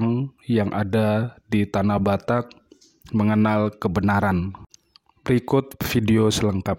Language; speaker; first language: Indonesian; native; Indonesian